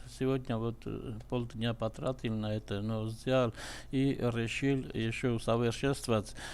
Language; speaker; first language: Russian; non-native, local second language; Armenian